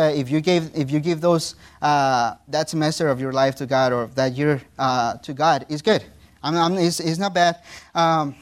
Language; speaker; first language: English; non-native, fluent; Spanish